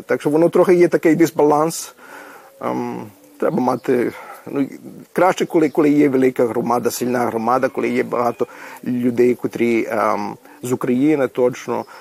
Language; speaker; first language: Ukrainian; early bilingual, heritage; Ukrainian